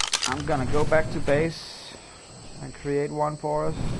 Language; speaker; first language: English; non-native, fluent; Danish